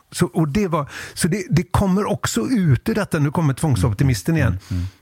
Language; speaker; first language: Swedish; native; Swedish